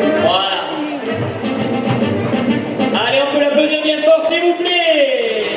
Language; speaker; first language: French; native; French